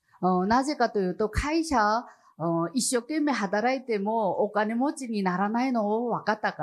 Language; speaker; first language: Japanese; non-native, learner; Chinese